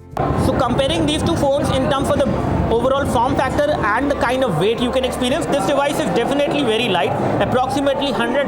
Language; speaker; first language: English; non-native, local second language; Hindi